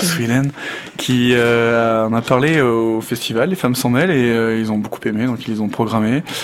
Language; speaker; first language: French; native; French